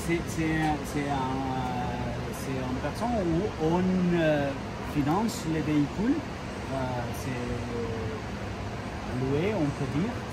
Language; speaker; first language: French; non-native, learner; Spanish